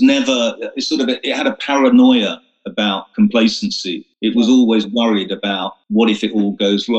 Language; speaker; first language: English; native; English